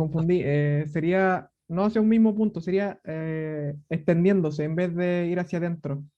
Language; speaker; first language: Spanish; native; Spanish